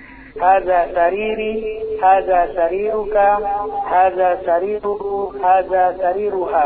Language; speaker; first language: Arabic; non-native, learner; Indonesian